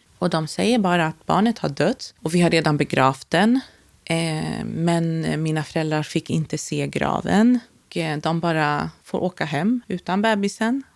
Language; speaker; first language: Swedish; native; Swedish